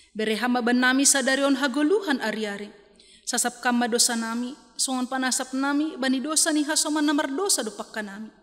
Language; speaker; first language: Indonesian; non-native, local second language; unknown